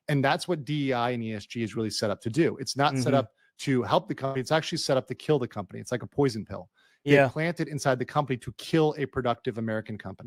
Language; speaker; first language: English; native; English